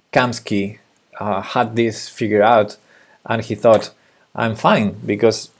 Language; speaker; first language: English; non-native, fluent; Spanish